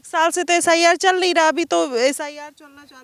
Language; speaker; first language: Hindi; native; Hindi